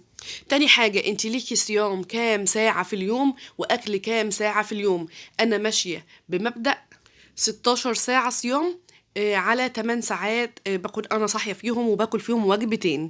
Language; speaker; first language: Arabic; native; Arabic